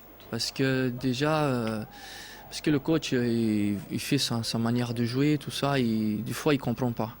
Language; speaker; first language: French; non-native, fluent; Portuguese